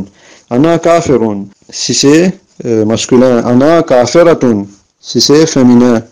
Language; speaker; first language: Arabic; non-native, fluent; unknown